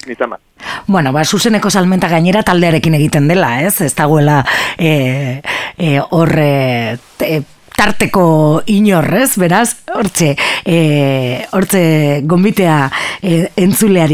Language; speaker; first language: Basque; native; Basque